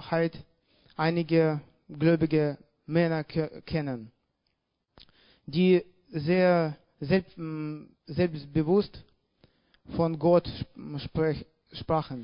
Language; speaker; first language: German; non-native, learner; Russian